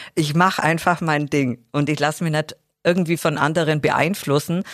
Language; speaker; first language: German; native; German